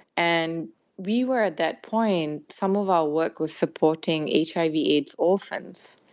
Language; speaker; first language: English; native; English